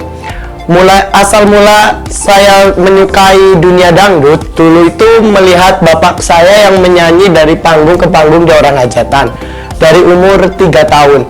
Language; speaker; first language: Indonesian; non-native, local second language; Javanese